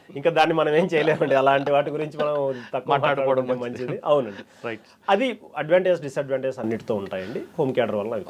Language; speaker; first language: Telugu; native; Telugu